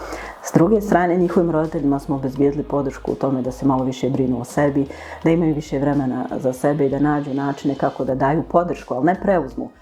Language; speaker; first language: Bosnian; native; Bosnian